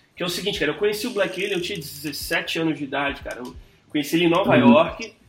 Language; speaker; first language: Portuguese; early bilingual, heritage; English